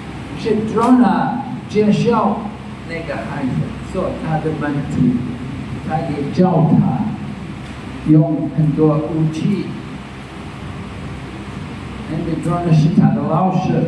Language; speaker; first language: Chinese; non-native, fluent; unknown